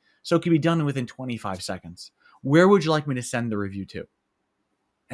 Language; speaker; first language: English; native; English